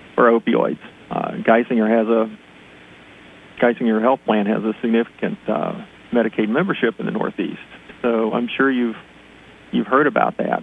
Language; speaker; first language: English; native; English